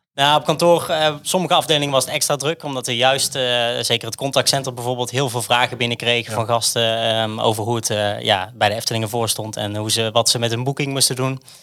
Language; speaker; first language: Dutch; native; Dutch